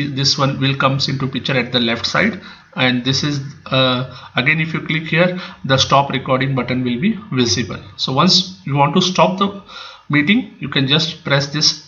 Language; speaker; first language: English; non-native, local second language; Kannada